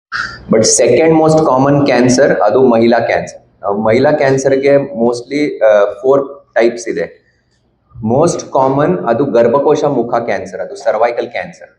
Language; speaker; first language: Kannada; non-native, learner; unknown